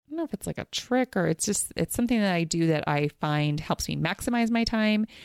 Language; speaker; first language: English; native; English